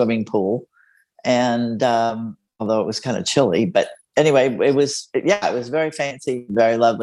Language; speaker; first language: English; non-native, fluent; Spanish